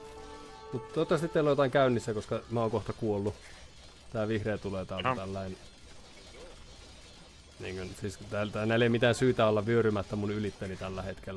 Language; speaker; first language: Finnish; native; Finnish